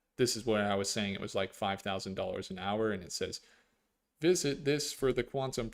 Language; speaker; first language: English; native; English